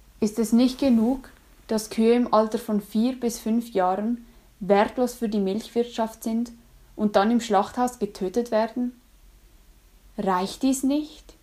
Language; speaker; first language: German; native; German